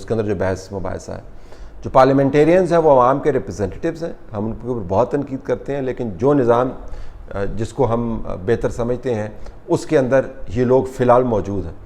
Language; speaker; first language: Urdu; native; Urdu